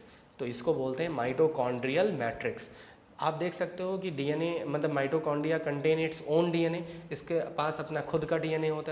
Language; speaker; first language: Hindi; native; Hindi